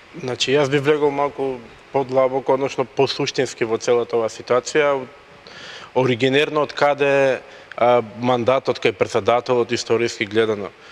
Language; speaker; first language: Macedonian; native; Macedonian